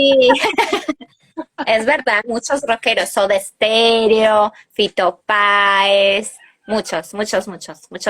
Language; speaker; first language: Spanish; early bilingual, heritage; Spanish